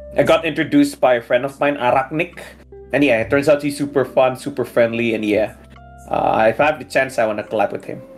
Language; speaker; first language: English; early bilingual, other home language; Indonesian